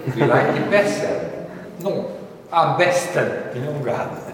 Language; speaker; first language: German; non-native, learner; Hungarian